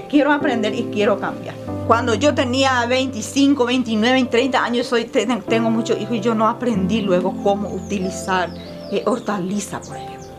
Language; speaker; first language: Spanish; non-native, local second language; Guarani